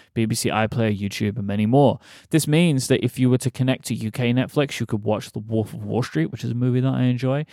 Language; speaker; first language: English; native; English